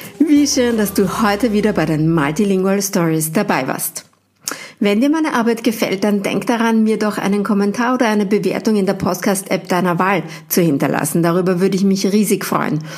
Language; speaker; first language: German; native; German